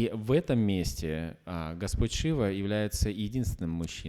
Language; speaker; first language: Russian; native; Russian